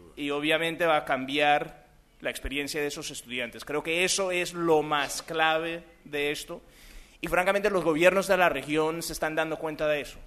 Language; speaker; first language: Spanish; early bilingual, other home language; English